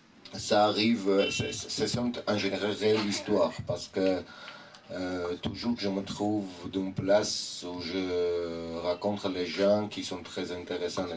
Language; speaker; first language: French; non-native, fluent; Armenian